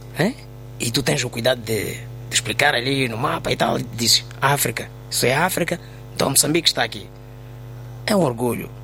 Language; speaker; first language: Portuguese; native; Portuguese